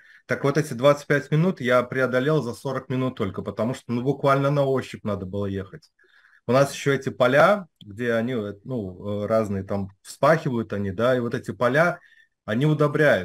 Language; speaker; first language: Russian; native; Russian